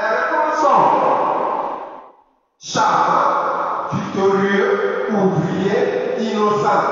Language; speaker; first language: French; non-native, fluent; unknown